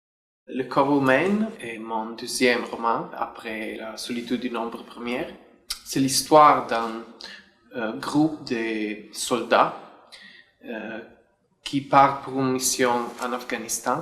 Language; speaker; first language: French; non-native, fluent; Italian